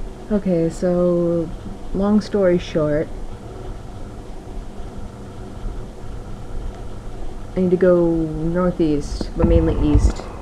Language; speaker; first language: English; native; English